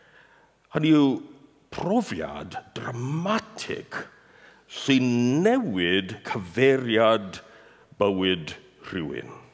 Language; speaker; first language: Welsh; non-native, fluent; English